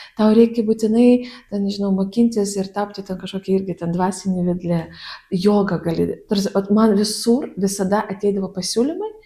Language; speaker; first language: Lithuanian; non-native, fluent; Russian